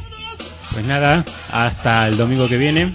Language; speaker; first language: Spanish; native; Spanish